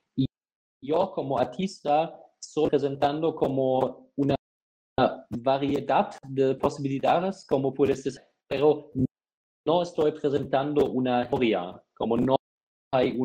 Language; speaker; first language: Spanish; non-native, fluent; German